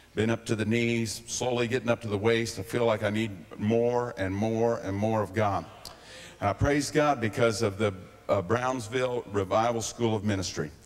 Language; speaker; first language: English; native; English